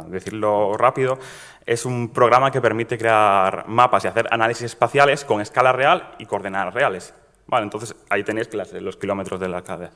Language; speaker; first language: Spanish; native; Spanish